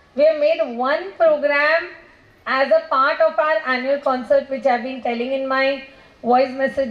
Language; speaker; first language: English; non-native, local second language; Marathi